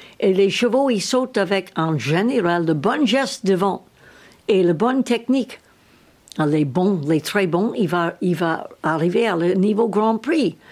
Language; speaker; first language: French; non-native, learner; English